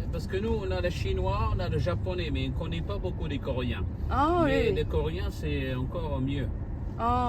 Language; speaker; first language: French; non-native, local second language; Arabic